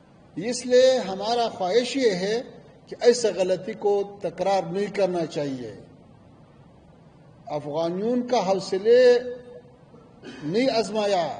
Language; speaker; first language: Hindi; non-native, fluent; Pashto